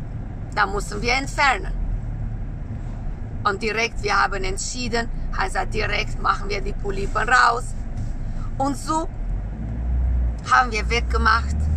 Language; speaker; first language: German; non-native, learner; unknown